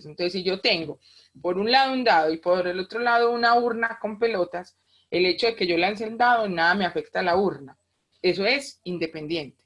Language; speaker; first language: Spanish; native; Spanish